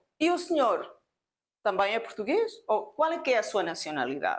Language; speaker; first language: Portuguese; non-native, fluent; Spanish